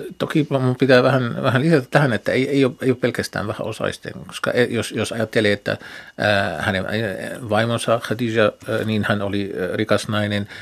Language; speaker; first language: Finnish; non-native, fluent; Arabic